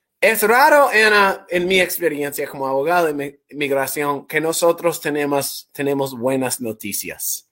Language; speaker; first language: Spanish; non-native, fluent; English